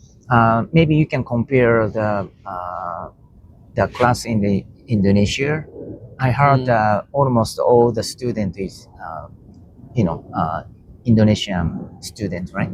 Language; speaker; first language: English; non-native, learner; Japanese